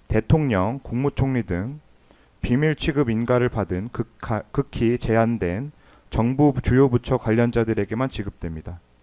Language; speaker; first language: Korean; native; Korean